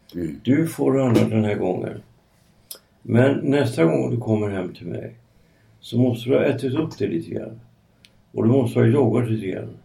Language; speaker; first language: Swedish; native; Swedish